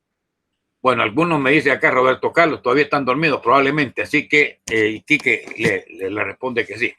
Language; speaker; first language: Spanish; native; Spanish